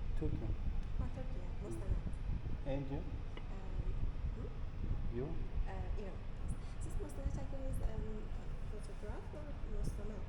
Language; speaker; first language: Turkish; non-native, learner; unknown